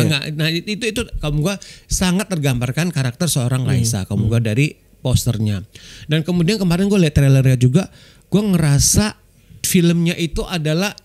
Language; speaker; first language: Indonesian; native; Indonesian